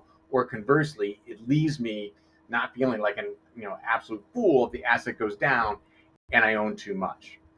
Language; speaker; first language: English; native; English